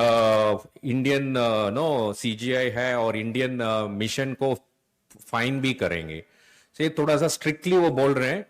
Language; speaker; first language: Hindi; non-native, local second language; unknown